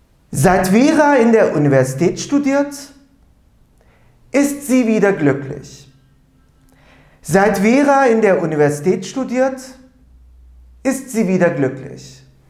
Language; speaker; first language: German; non-native, fluent; Turkish